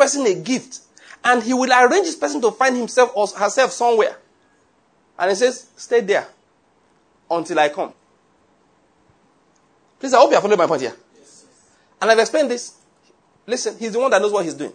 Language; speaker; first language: English; non-native, local second language; Yoruba